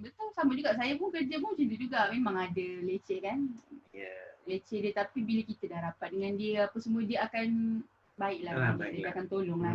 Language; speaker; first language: Malay; native; Malay